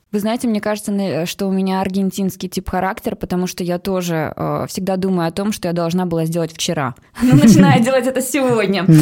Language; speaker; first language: Russian; native; Russian